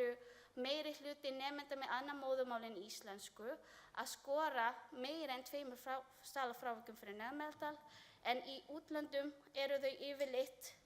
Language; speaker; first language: Icelandic; non-native, learner; Filipino